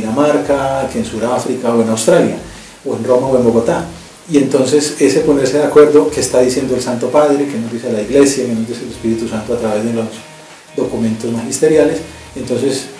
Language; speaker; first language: Spanish; native; Spanish